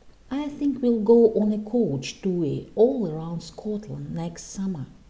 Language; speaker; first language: English; non-native, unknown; Russian